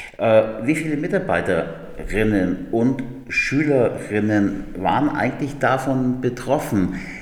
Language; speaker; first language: German; native; German